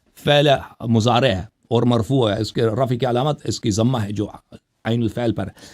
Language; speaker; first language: Urdu; non-native, fluent; Persian